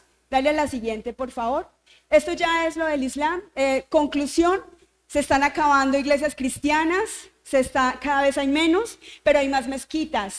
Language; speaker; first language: Spanish; native; Spanish